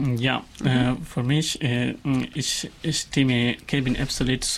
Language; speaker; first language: German; non-native, learner; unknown